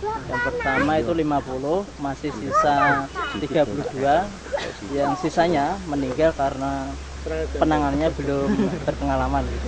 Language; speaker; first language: Indonesian; non-native, local second language; Javanese